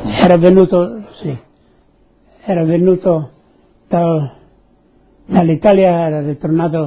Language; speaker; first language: Italian; non-native, local second language; Friulian